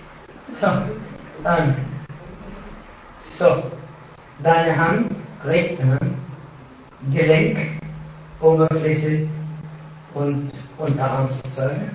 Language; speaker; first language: German; non-native, fluent; Arabic